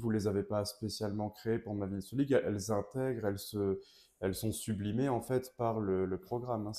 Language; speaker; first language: French; native; French